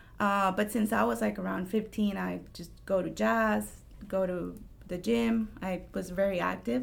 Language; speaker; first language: English; non-native, fluent; Spanish